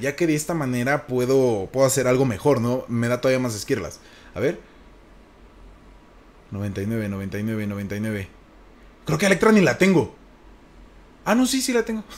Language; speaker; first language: Spanish; native; Spanish